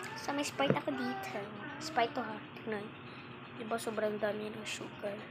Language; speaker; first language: Filipino; non-native, local second language; Cebuano